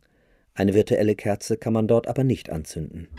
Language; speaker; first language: German; native; German